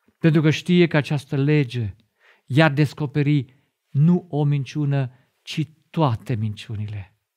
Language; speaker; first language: Romanian; non-native, fluent; German